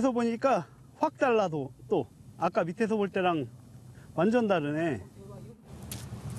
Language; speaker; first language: Korean; native; Korean